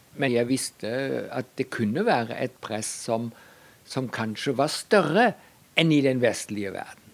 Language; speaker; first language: Norwegian; non-native, fluent; German